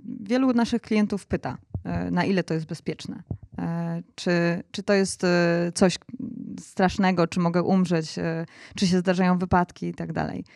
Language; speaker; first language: Polish; native; Polish